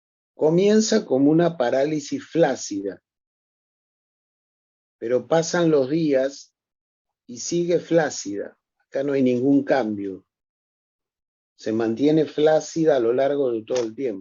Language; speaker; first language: Spanish; native; Spanish